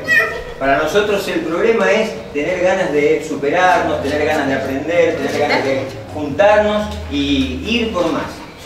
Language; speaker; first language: Spanish; native; Spanish